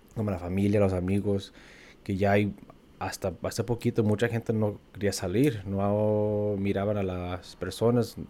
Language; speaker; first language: Spanish; early bilingual, heritage; Spanish